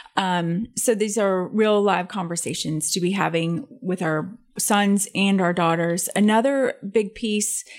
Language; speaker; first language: English; native; English